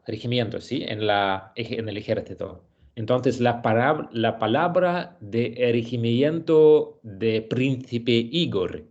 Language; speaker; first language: Spanish; non-native, learner; Russian